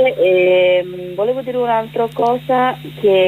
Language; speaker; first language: Italian; non-native, learner; Bangla